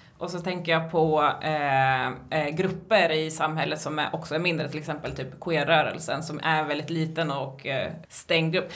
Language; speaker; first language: Swedish; native; Swedish